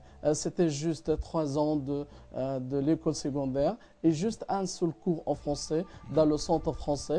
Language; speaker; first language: French; non-native, fluent; Arabic